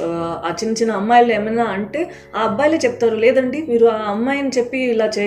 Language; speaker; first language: Telugu; non-native, fluent; Tamil